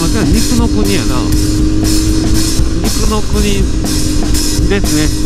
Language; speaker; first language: Japanese; native; Japanese